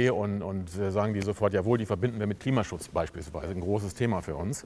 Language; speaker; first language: German; native; German